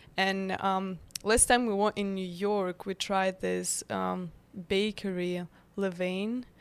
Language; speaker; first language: English; non-native, fluent; Russian